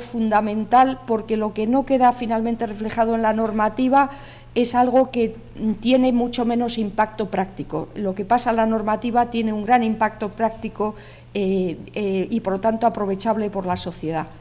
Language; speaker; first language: Spanish; native; Spanish